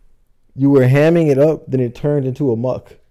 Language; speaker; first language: English; native; English